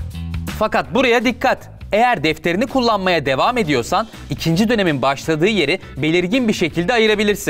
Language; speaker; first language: Turkish; native; Turkish